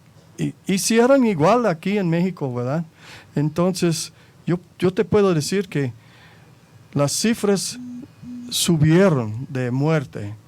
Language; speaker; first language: Spanish; non-native, fluent; English